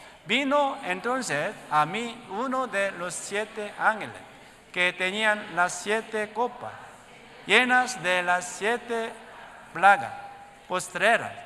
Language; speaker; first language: Spanish; non-native, learner; Korean